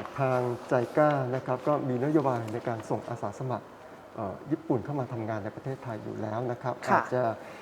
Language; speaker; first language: Thai; native; Thai